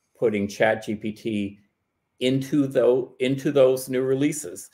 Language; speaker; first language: English; native; English